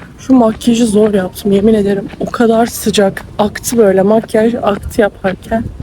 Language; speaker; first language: Turkish; native; Turkish